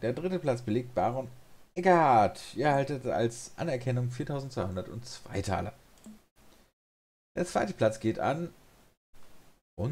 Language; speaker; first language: German; native; German